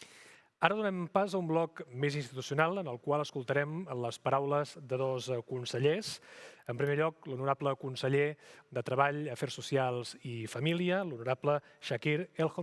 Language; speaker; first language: Catalan; native; Catalan